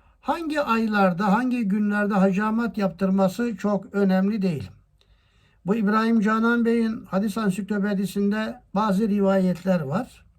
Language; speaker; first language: Turkish; native; Turkish